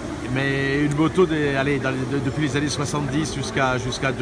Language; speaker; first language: French; native; French